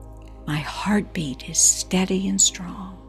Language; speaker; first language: English; native; English